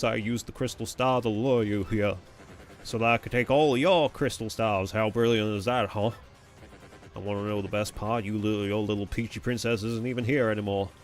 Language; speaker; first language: English; native; English